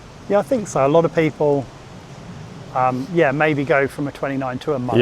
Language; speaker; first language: English; native; English